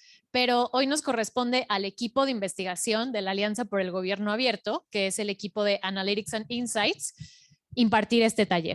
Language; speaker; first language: Spanish; native; Spanish